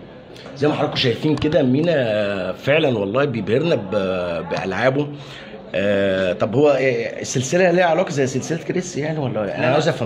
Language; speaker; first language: Arabic; native; Arabic